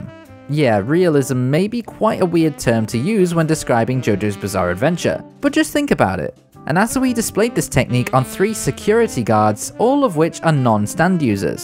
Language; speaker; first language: English; native; English